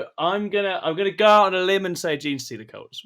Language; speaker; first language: English; native; English